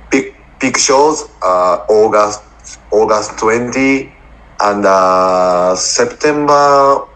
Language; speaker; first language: English; non-native, learner; Japanese